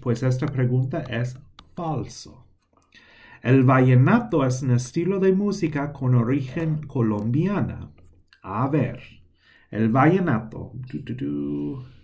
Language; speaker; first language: Spanish; non-native, fluent; English